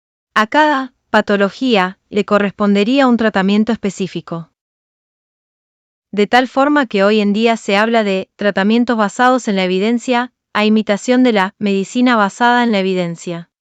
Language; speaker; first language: Spanish; native; Spanish